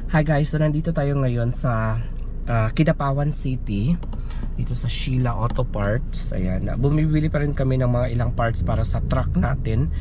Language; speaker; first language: Filipino; non-native, local second language; Cebuano